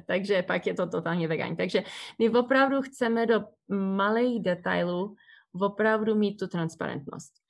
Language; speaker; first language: Czech; early bilingual, heritage; Czech